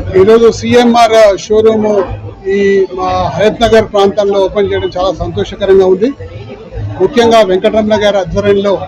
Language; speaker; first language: Telugu; native; Telugu